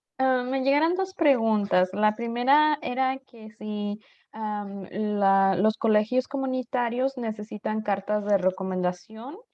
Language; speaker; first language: Spanish; early bilingual, other home language; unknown